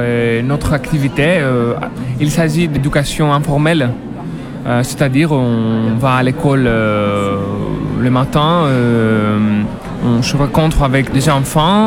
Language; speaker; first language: French; non-native, learner; Greek